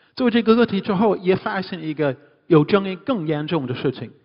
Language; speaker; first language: Chinese; non-native, fluent; English